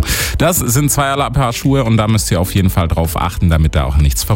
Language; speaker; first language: German; native; German